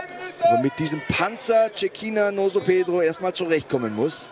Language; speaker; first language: German; native; German